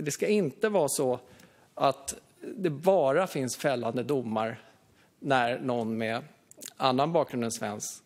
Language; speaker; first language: Swedish; native; Swedish